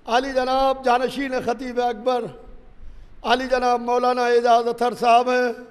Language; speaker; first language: Urdu; native; Urdu